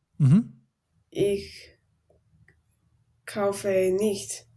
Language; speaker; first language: German; non-native, learner; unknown